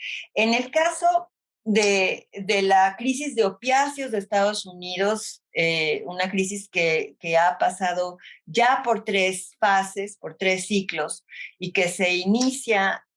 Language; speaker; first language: Spanish; native; Spanish